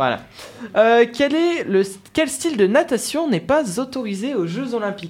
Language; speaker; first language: French; native; French